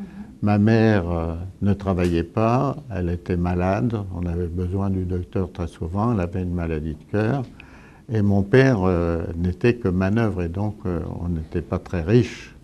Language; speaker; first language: French; early bilingual, other home language; Italian